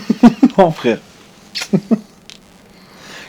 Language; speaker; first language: French; native; French